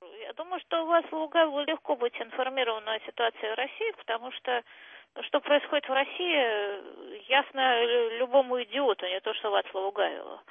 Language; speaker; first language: Russian; native; Russian